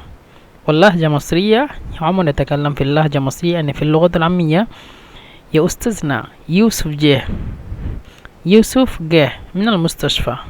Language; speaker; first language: Arabic; non-native, fluent; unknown